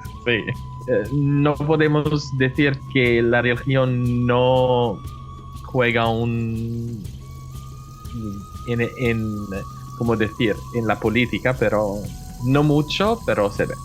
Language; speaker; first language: Spanish; non-native, fluent; Arabic